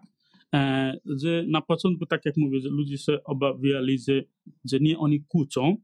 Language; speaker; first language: Polish; non-native, learner; Nepali